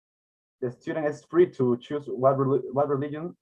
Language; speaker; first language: English; non-native, learner; Spanish